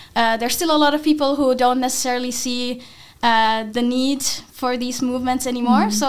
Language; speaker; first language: English; non-native, fluent; Finnish